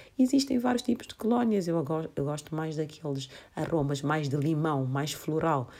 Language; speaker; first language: Portuguese; non-native, local second language; Kabuverdianu